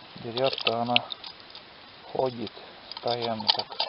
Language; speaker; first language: Russian; native; Russian